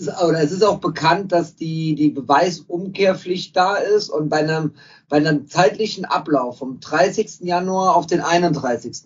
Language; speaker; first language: German; native; German